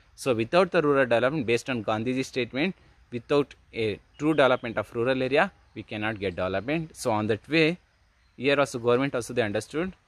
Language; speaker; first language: English; non-native, local second language; Kannada